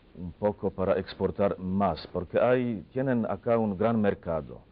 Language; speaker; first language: Spanish; non-native, fluent; Polish